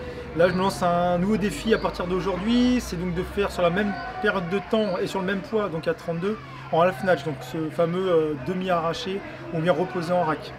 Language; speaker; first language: French; native; French